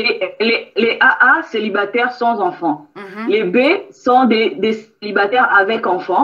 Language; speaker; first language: French; non-native, local second language; Lingala